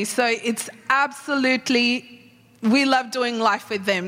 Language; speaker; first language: English; non-native, local second language; Sinhala